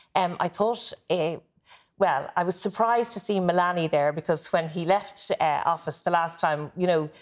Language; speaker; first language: English; native; English